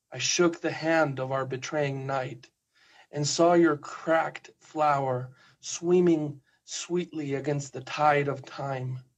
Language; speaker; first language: English; non-native, fluent; Spanish